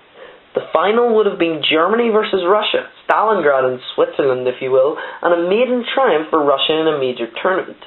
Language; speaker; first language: English; native; English